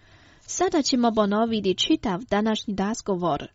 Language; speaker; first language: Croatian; non-native, fluent; Chinese